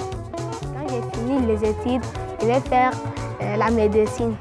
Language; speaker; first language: French; non-native, local second language; Luba-Lulua